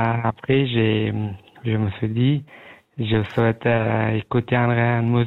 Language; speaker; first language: French; non-native, learner; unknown